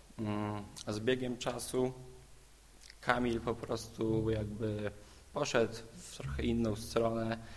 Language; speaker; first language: Polish; native; Polish